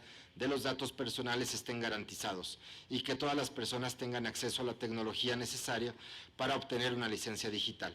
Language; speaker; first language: Spanish; native; Spanish